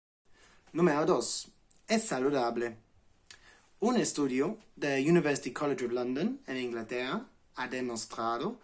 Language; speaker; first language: Spanish; non-native, fluent; English